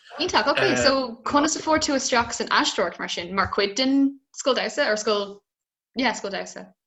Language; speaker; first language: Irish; non-native, local second language; English